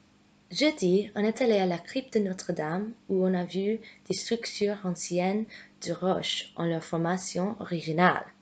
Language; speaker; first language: French; non-native, fluent; English